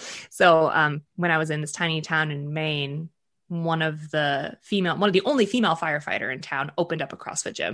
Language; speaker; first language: English; early bilingual, other home language; Russian